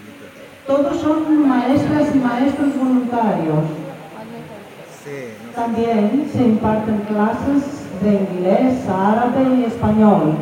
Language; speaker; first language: Spanish; non-native, fluent; Greek